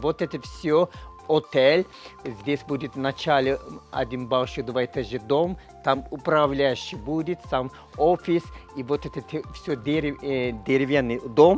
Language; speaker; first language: Russian; non-native, fluent; Turkish